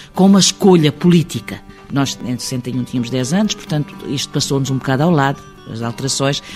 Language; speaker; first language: Portuguese; early bilingual, heritage; Portuguese